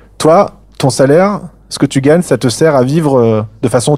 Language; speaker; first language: French; native; French